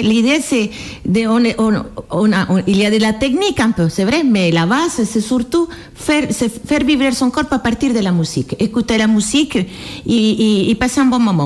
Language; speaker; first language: French; non-native, fluent; Spanish